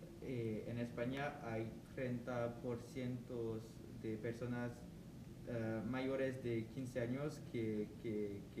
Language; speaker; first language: Spanish; non-native, learner; French